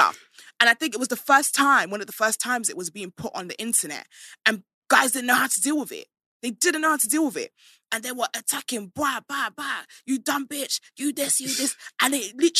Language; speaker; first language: English; native; English